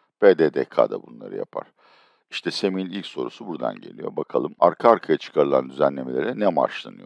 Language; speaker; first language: Turkish; native; Turkish